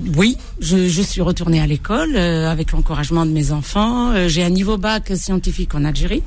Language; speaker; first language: French; non-native, local second language; Arabic